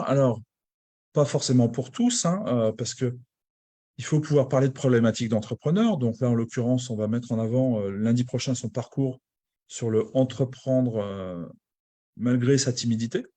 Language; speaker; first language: French; native; French